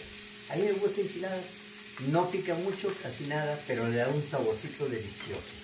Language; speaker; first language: Spanish; native; Spanish